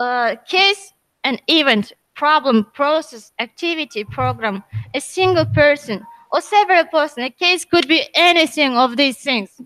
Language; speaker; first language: English; non-native, learner; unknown